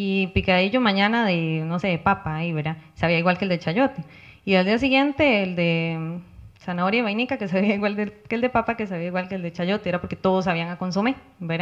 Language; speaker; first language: Spanish; native; Spanish